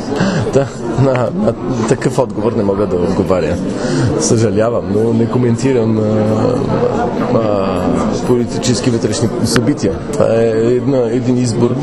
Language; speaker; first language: Bulgarian; non-native, fluent; French